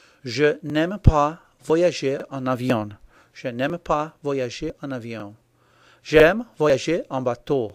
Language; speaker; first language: French; non-native, fluent; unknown